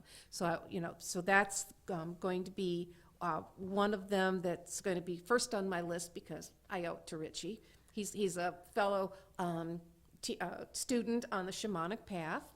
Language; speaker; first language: English; native; English